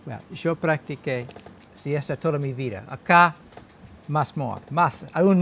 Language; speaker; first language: Spanish; non-native, learner; English